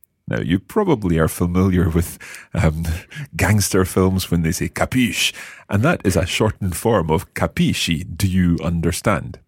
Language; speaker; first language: English; native; English